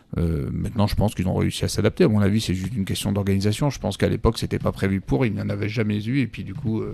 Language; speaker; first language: French; native; French